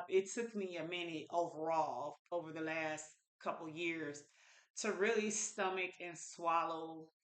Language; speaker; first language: English; native; English